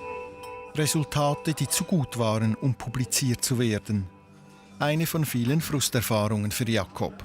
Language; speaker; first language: German; native; German